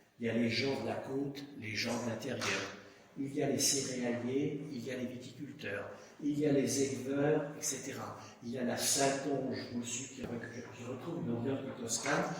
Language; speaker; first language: French; native; French